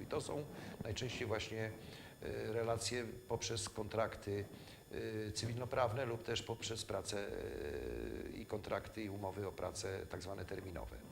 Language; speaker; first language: Polish; native; Polish